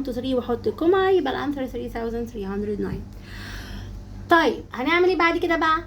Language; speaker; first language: Arabic; native; Arabic